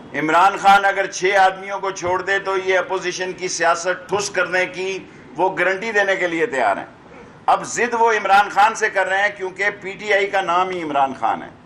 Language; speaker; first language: Urdu; non-native, local second language; Punjabi